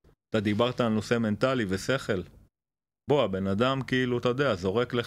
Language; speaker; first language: Hebrew; native; Hebrew